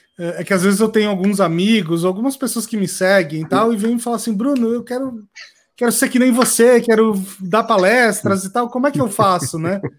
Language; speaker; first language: Portuguese; native; Portuguese